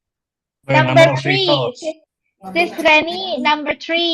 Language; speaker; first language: English; non-native, learner; Indonesian